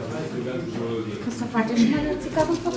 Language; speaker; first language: German; native; German